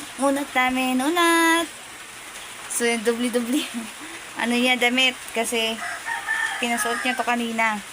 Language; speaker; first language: Filipino; non-native, local second language; Waray